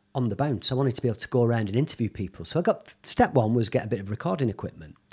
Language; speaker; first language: English; native; English